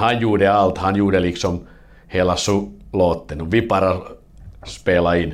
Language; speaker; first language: Swedish; non-native, fluent; Finnish